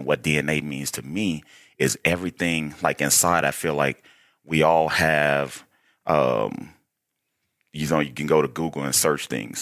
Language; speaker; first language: English; native; English